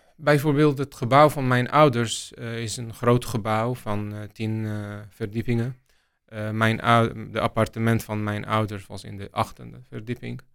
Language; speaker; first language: Dutch; non-native, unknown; Arabic